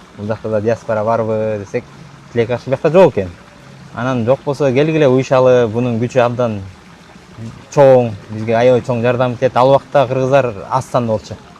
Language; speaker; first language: Kyrgyz; native; Kyrgyz